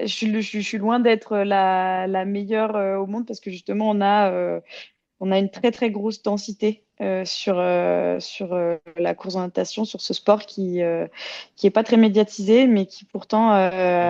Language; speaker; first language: French; native; French